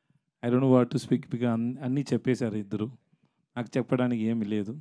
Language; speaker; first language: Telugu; non-native, learner; Tamil